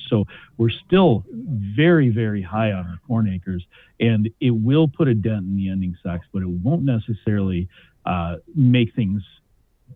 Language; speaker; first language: English; native; English